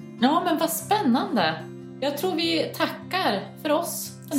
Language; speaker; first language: Swedish; native; Swedish